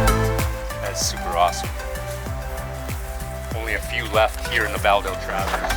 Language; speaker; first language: English; native; English